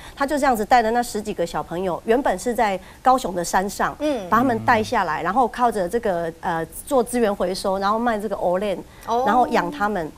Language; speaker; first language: Chinese; native; Chinese